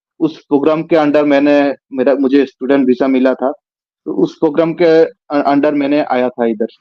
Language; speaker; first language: Hindi; non-native, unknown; Bangla